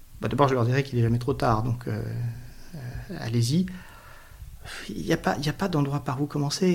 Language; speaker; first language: French; native; French